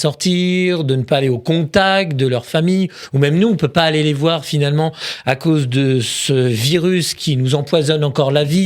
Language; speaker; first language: French; native; French